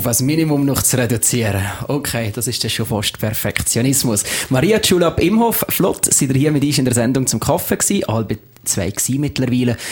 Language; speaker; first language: German; native; German